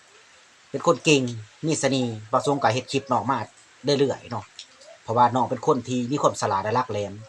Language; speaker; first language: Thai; non-native, local second language; Lao